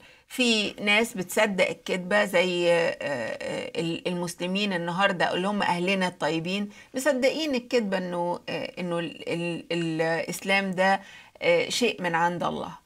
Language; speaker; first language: Arabic; native; Arabic